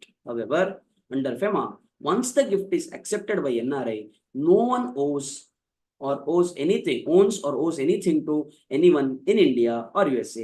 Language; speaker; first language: English; non-native, local second language; Kannada